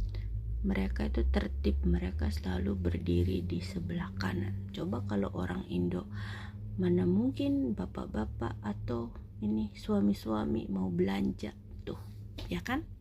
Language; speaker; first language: Indonesian; native; Indonesian